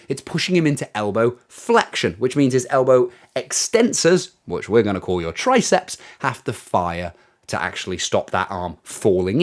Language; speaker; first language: English; native; English